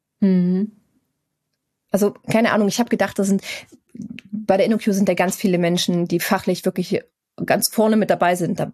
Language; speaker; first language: German; native; German